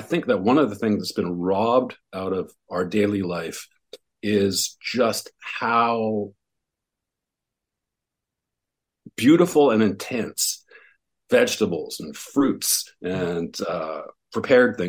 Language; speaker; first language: English; native; English